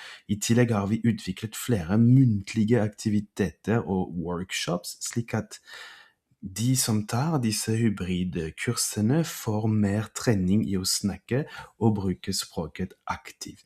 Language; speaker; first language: Norwegian; non-native, fluent; French